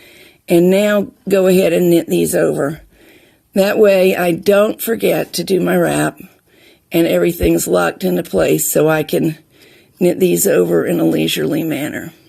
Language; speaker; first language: English; native; English